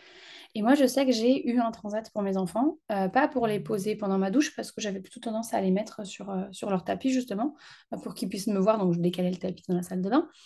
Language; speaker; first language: French; native; French